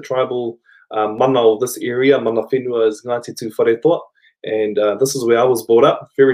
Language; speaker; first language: English; non-native, local second language; Māori